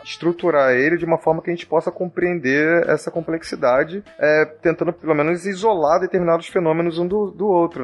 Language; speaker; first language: Portuguese; native; Portuguese